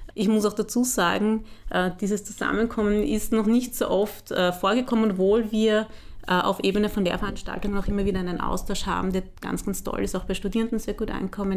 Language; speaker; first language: German; early bilingual, other home language; Arabic